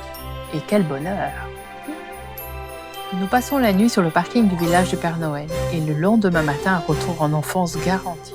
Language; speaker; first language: French; native; French